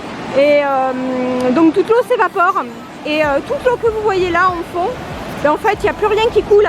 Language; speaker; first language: French; native; French